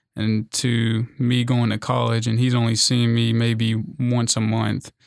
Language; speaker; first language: English; native; English